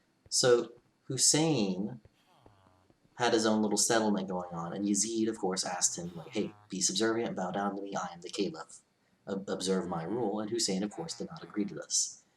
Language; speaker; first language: English; native; English